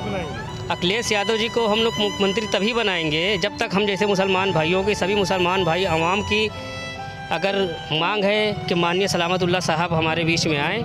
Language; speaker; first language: Hindi; native; Hindi